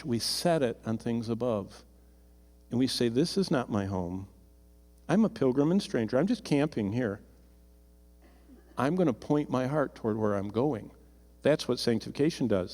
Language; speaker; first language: English; native; English